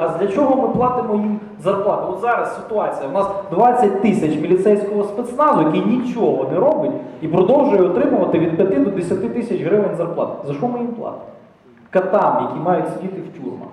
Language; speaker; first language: Ukrainian; native; Ukrainian